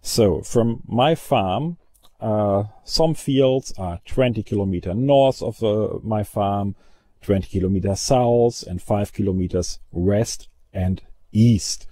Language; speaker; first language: English; non-native, fluent; German